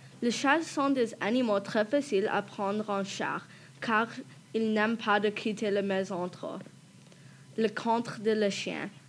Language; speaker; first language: French; non-native, learner; English